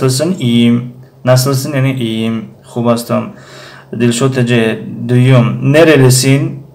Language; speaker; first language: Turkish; non-native, fluent; Tajik